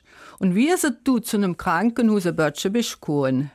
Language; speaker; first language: German; native; German